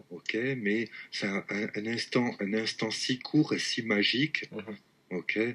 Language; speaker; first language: French; native; French